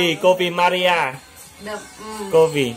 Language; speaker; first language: Vietnamese; native; Vietnamese